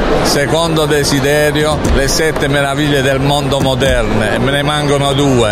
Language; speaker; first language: Italian; native; Italian